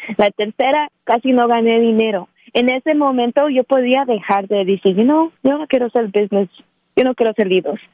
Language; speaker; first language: Spanish; early bilingual, heritage; Spanish